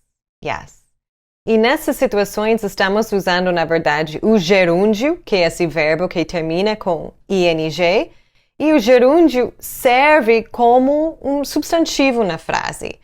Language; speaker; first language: Portuguese; non-native, fluent; English